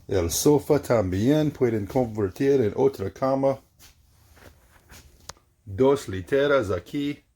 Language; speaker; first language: Spanish; non-native, fluent; English